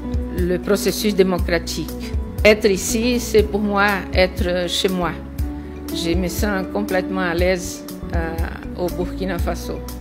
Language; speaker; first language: French; non-native, fluent; Portuguese